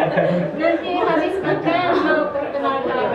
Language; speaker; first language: Indonesian; non-native, learner; Japanese